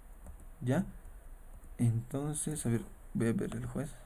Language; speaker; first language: Spanish; native; Spanish